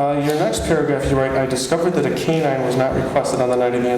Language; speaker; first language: English; native; English